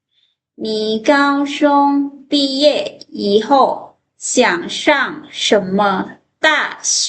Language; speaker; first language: Chinese; non-native, fluent; Lao